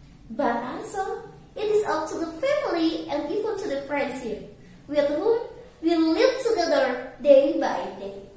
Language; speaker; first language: English; non-native, learner; Indonesian